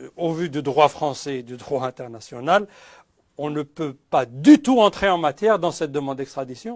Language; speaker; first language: French; non-native, local second language; Arabic